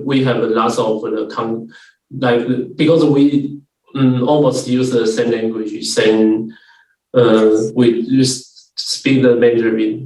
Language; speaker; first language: English; non-native, learner; Chinese